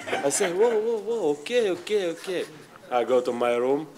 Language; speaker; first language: English; non-native, learner; Ukrainian